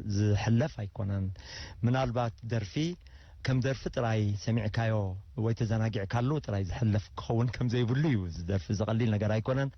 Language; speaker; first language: Tigrinya; native; Tigrinya